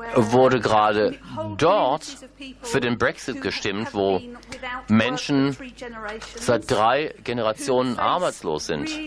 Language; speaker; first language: German; non-native, fluent; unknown